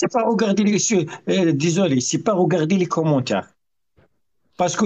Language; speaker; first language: French; non-native, learner; Arabic